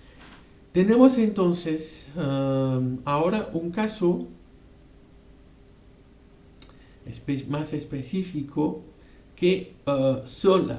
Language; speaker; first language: Spanish; non-native, fluent; French